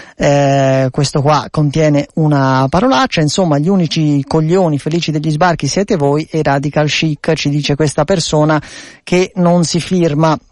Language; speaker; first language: Italian; native; Italian